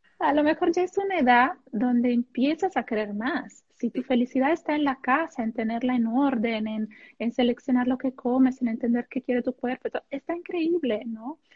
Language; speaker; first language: Spanish; non-native, fluent; Italian